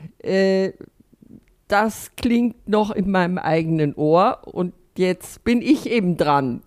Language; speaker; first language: German; native; German